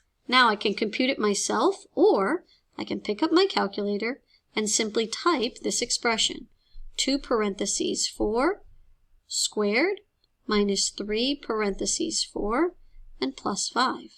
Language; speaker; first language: English; native; English